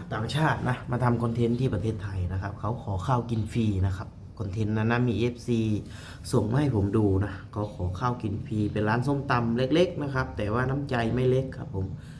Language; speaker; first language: Thai; native; Thai